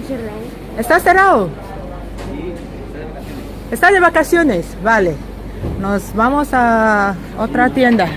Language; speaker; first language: Spanish; non-native, fluent; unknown